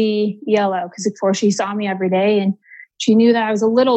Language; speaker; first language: English; native; English